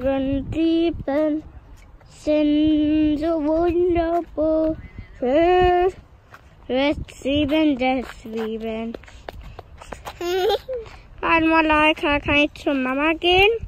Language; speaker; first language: German; early bilingual, other home language; Indonesian